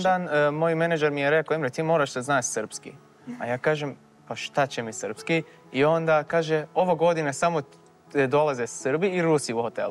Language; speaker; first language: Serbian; non-native, fluent; Turkish